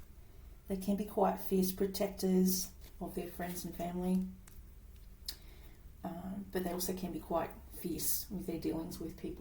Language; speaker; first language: English; native; English